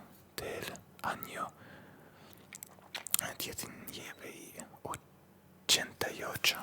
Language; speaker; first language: Spanish; non-native, learner; Russian